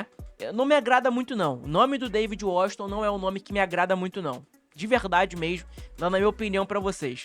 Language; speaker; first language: Portuguese; native; Portuguese